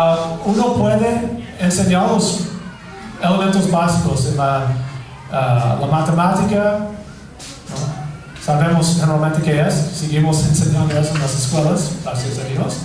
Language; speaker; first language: Spanish; non-native, fluent; English